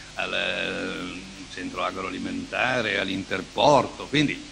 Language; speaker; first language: Italian; native; Italian